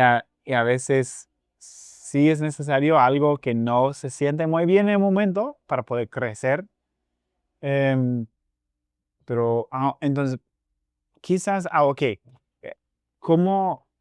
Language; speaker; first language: Spanish; non-native, fluent; English